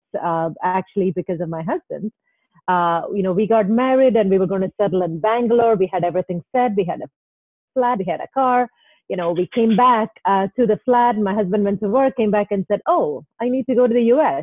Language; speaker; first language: English; non-native, local second language; Malayalam